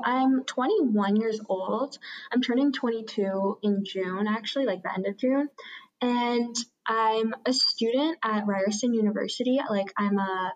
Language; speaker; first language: English; native; English